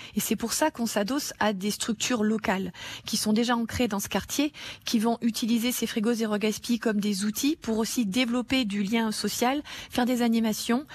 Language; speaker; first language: French; native; French